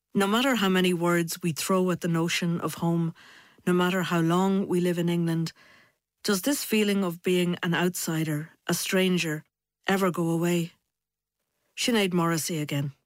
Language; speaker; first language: English; native; English